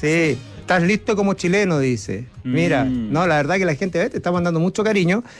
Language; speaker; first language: Spanish; native; Spanish